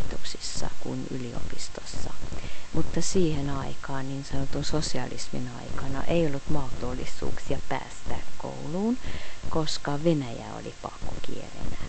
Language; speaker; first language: Finnish; non-native, fluent; Hungarian